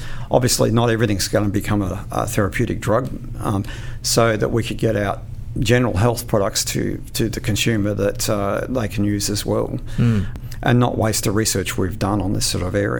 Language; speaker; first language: English; native; English